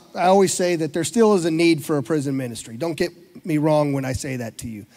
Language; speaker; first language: English; native; English